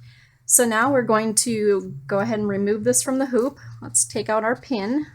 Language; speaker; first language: English; native; English